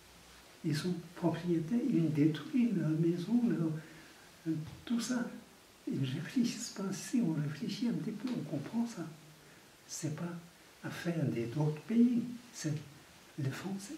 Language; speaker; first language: French; non-native, fluent; Tibetan